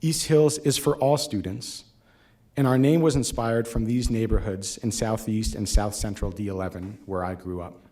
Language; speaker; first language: English; native; English